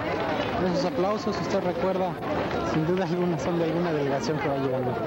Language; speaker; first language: Spanish; native; Spanish